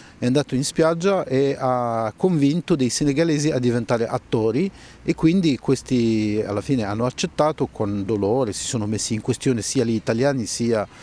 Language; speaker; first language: Italian; non-native, fluent; Arabic